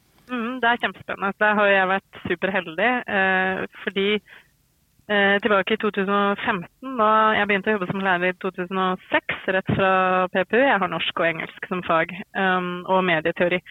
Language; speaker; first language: Norwegian; native; Norwegian